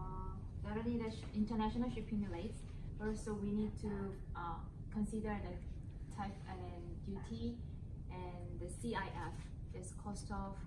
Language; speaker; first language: English; non-native, learner; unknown